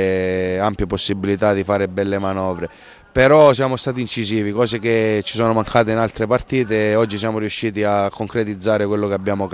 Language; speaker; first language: Italian; native; Italian